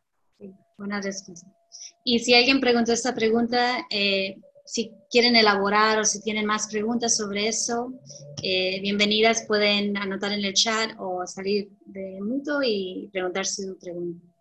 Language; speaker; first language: Spanish; early bilingual, heritage; Spanish